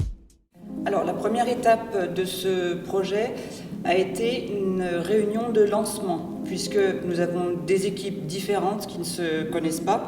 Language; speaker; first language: French; native; French